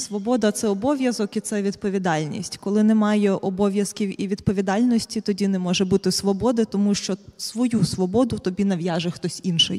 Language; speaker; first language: Ukrainian; native; Ukrainian